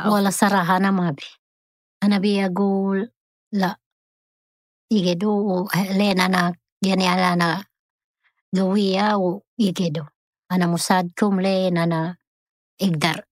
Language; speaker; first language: Arabic; non-native, learner; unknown